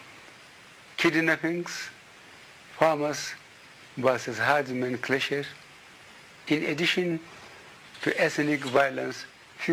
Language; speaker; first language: English; non-native, local second language; Hausa